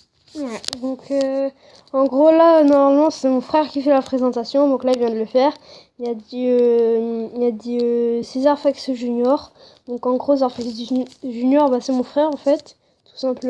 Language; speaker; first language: French; native; French